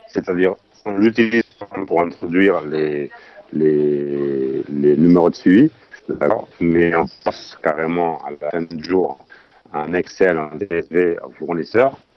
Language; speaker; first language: French; non-native, fluent; Spanish